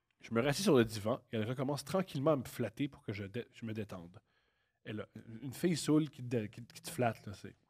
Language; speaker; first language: French; native; French